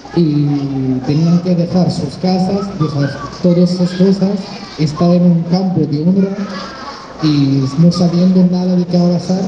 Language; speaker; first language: Spanish; non-native, fluent; Arabic